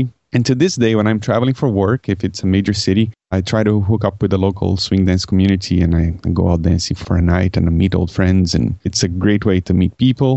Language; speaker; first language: English; non-native, fluent; Portuguese